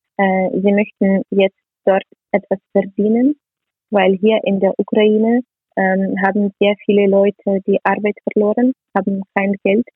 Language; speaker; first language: German; non-native, learner; Ukrainian